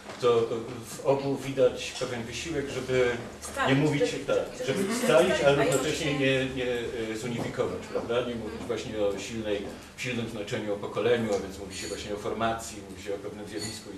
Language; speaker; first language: Polish; native; Polish